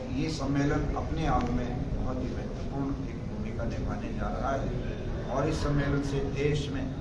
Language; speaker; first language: Hindi; native; Hindi